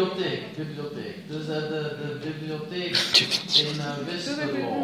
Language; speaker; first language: Russian; non-native, fluent; Dutch